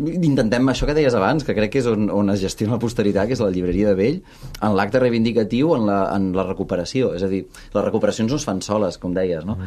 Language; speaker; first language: Catalan; early bilingual, other home language; Russian